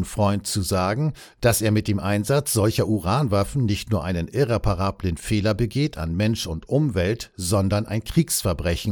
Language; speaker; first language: German; native; German